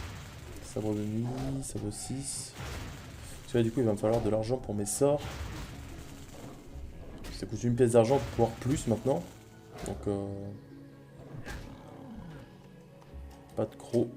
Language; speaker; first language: French; native; French